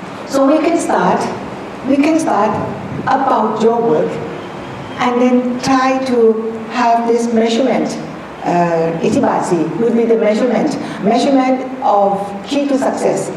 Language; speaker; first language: English; non-native, fluent; Thai